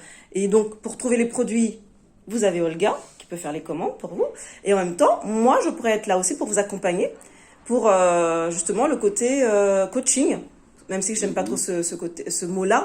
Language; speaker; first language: French; native; French